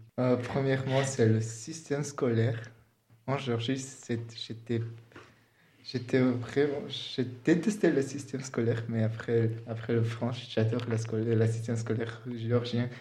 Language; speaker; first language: French; non-native, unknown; Georgian